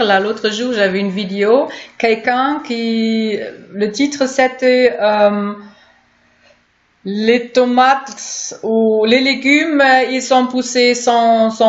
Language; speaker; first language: French; non-native, fluent; German